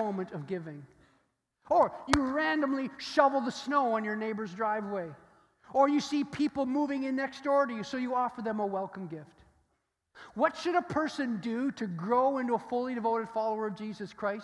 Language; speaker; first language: English; native; English